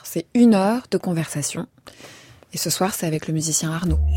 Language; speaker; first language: French; native; French